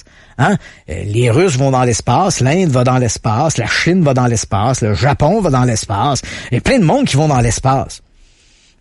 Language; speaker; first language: French; native; French